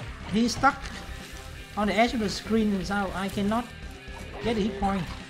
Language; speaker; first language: English; non-native, fluent; Vietnamese